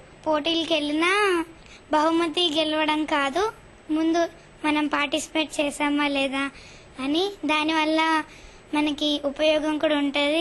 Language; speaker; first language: Telugu; native; Telugu